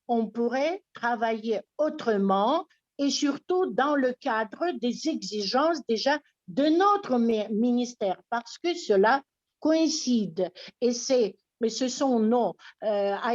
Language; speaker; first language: French; non-native, fluent; Russian